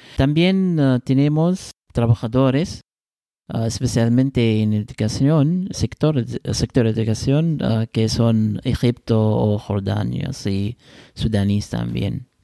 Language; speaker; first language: Spanish; non-native, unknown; Arabic